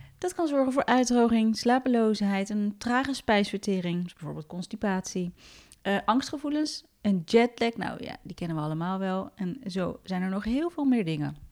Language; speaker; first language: Dutch; native; Dutch